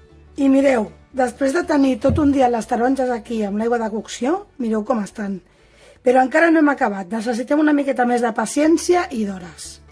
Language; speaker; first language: Catalan; native; Catalan